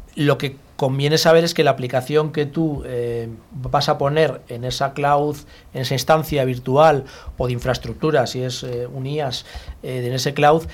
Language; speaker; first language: Spanish; native; Spanish